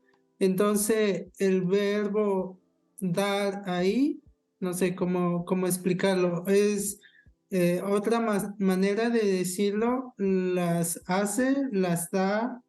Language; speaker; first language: Spanish; non-native, local second language; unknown